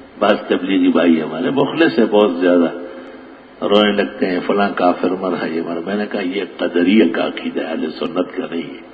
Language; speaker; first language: Urdu; non-native, local second language; Pashto